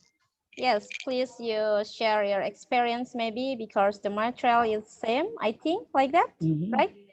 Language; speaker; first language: English; non-native, learner; Indonesian